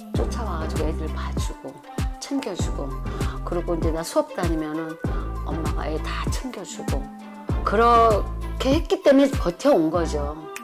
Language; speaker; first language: Korean; native; Korean